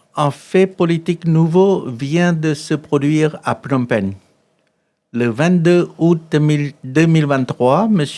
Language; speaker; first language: French; non-native, fluent; Khmer